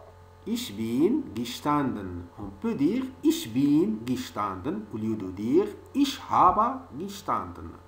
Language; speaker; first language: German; non-native, fluent; French